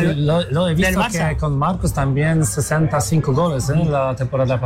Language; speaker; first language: Spanish; non-native, learner; Polish